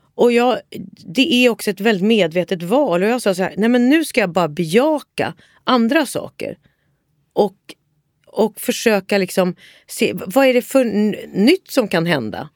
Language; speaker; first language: Swedish; native; Swedish